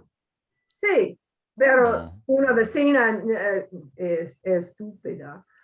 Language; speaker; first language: Spanish; non-native, learner; English